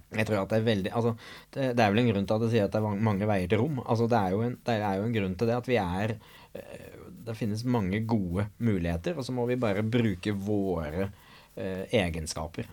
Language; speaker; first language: Norwegian; native; Norwegian